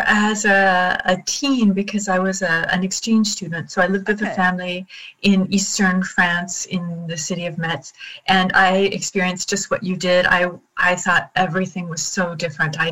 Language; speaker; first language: English; native; English